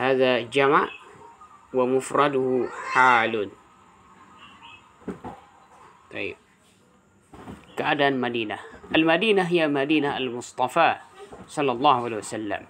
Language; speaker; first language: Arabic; non-native, fluent; Indonesian